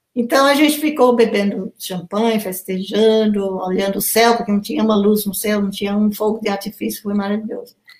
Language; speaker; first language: Portuguese; non-native, fluent; English